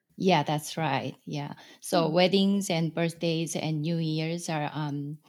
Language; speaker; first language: English; non-native, fluent; Korean